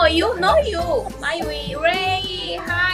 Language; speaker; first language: English; non-native, learner; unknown